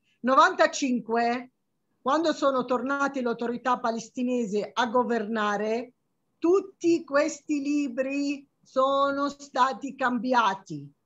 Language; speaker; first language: Italian; non-native, fluent; Arabic